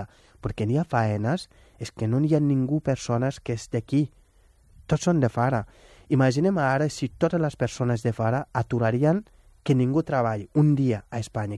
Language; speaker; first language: Catalan; non-native, fluent; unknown